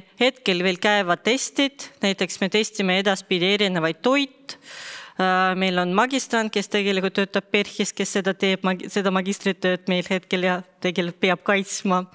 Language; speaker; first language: Estonian; non-native, local second language; Russian